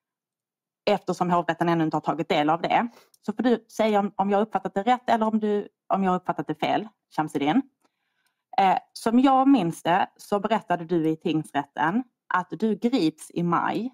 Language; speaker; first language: Swedish; native; Swedish